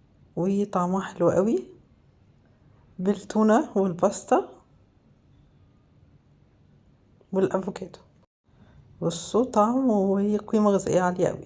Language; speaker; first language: Arabic; native; Arabic